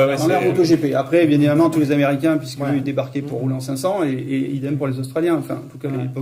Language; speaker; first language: French; native; French